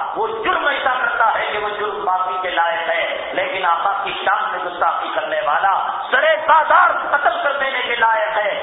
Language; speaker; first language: Urdu; native; Urdu